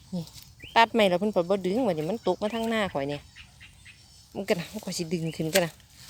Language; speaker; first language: Thai; native; Thai